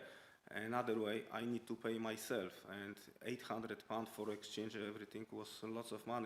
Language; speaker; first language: English; non-native, learner; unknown